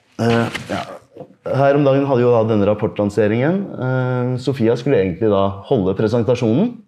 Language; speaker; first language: Norwegian; early bilingual, other home language; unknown